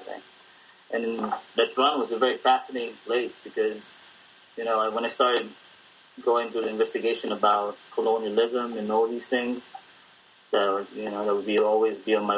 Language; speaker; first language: English; non-native, local second language; Filipino